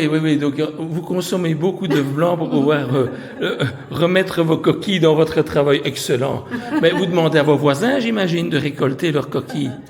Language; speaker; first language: French; native; French